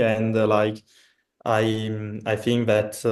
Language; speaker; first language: English; non-native, fluent; Italian